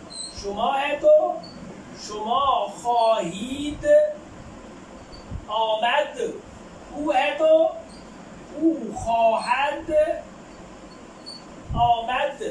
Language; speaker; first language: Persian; non-native, fluent; Urdu